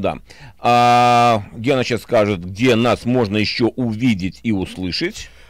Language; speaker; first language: Russian; native; Russian